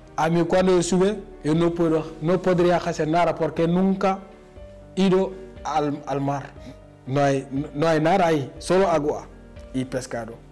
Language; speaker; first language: Spanish; non-native, learner; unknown